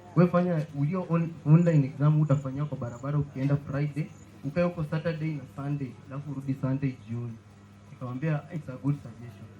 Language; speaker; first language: Swahili; non-native, local second language; Luyia